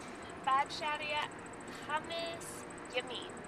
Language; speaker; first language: Arabic; non-native, learner; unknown